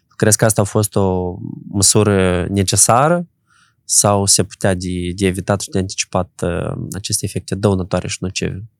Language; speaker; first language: Romanian; native; Romanian